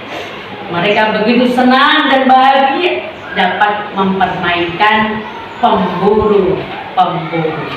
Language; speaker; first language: Indonesian; native; Indonesian